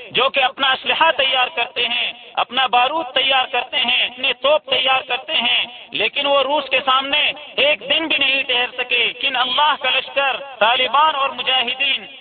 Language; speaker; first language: Urdu; non-native, local second language; Pashto